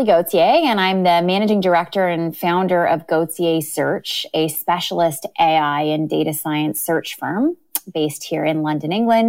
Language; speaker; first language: English; native; English